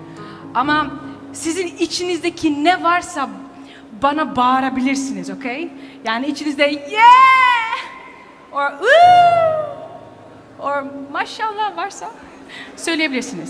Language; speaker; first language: Turkish; early bilingual, heritage; Dutch